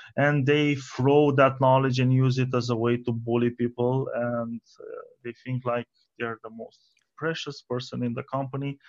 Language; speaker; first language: English; non-native, fluent; Romanian